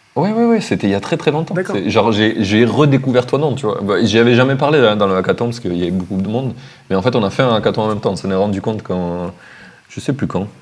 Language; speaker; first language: French; native; French